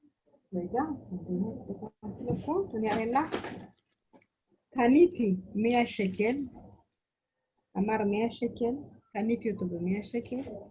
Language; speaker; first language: Hebrew; non-native, learner; Amharic